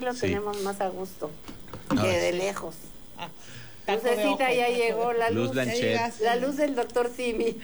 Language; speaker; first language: Spanish; native; Spanish